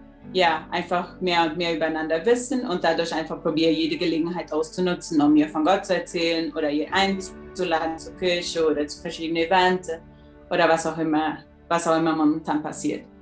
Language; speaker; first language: German; early bilingual, heritage; German